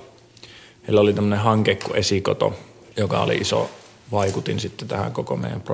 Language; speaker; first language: Finnish; native; Finnish